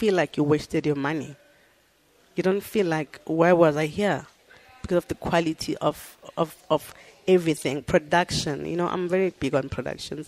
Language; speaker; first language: English; non-native, local second language; Zulu